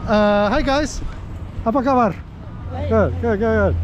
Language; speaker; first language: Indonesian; non-native, learner; English